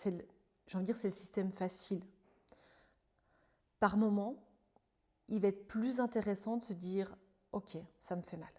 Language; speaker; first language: French; native; French